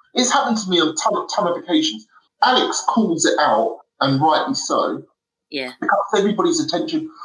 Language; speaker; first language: English; native; English